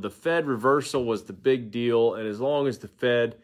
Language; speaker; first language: English; native; English